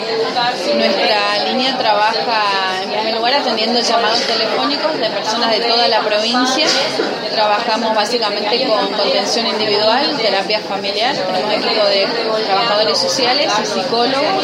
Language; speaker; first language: Spanish; native; Spanish